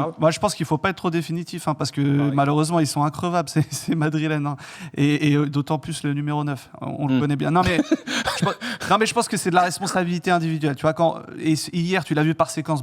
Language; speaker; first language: French; native; French